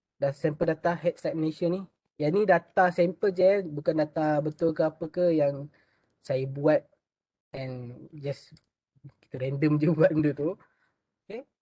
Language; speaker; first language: Malay; native; Malay